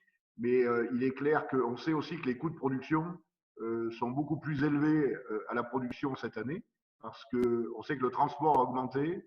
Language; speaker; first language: French; native; French